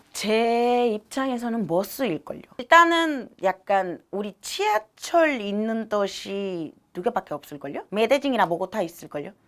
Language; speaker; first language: Korean; non-native, fluent; Spanish